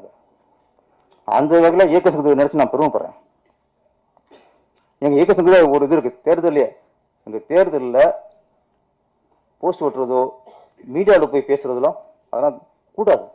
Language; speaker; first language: Tamil; native; Tamil